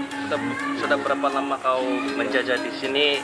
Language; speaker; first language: Indonesian; non-native, local second language; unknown